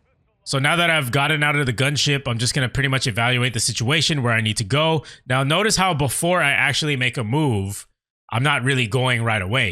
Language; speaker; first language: English; native; English